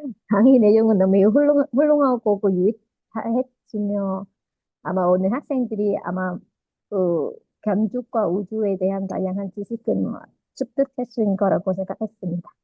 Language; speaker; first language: Korean; non-native, fluent; Vietnamese